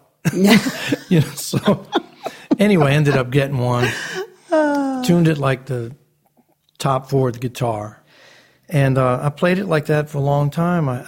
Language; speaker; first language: English; native; English